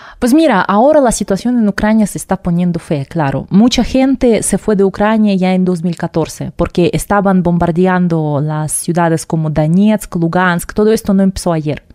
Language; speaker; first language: Spanish; non-native, fluent; Russian